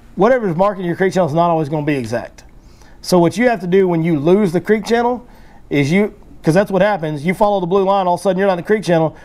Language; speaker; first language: English; native; English